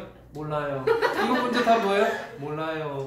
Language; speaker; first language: Korean; native; Korean